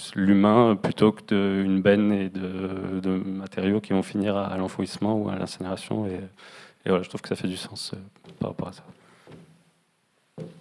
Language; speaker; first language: French; native; French